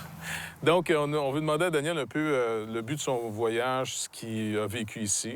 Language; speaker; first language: French; native; French